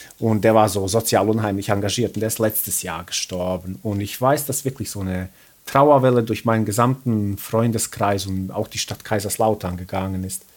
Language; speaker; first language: German; early bilingual, other home language; Bosnian